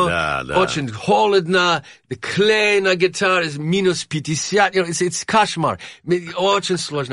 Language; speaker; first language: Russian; non-native, learner; English